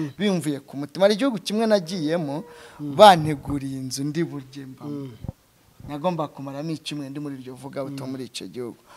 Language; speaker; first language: Kinyarwanda; native; Kinyarwanda